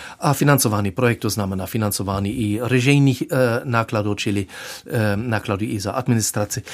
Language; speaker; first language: Czech; non-native, fluent; German